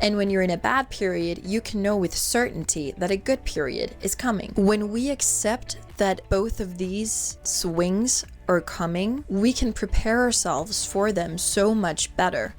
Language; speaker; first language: English; non-native, fluent; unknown